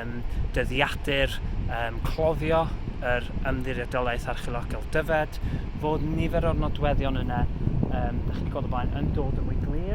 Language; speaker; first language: Welsh; native; Welsh